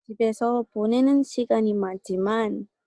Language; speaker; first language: Korean; non-native, learner; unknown